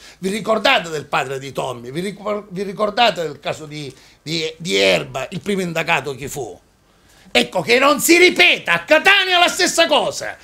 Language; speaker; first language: Italian; native; Italian